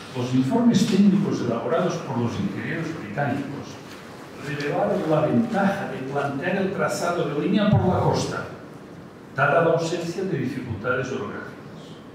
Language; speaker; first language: Spanish; non-native, local second language; Catalan